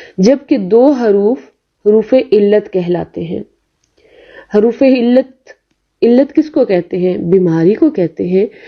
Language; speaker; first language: Urdu; native; Urdu